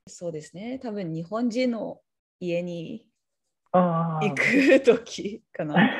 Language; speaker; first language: Japanese; non-native, learner; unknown